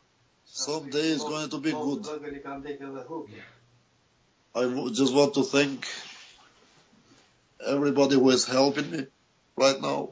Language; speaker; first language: English; non-native, learner; Albanian